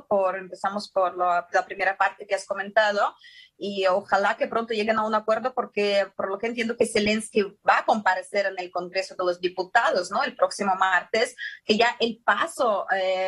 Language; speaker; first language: Spanish; early bilingual, heritage; Russian